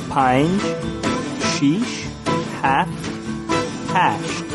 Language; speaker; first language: Persian; non-native, learner; English